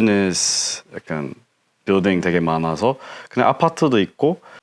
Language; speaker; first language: Korean; non-native, learner; English